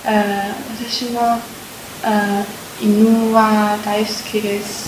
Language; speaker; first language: Japanese; non-native, learner; Chinese